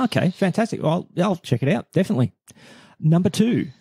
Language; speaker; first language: English; native; English